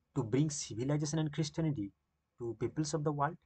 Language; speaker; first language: English; non-native, local second language; Bangla